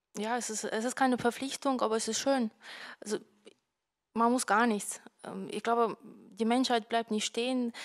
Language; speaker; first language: German; non-native, fluent; Ukrainian